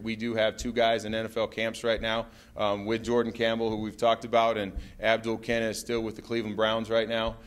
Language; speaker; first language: English; native; English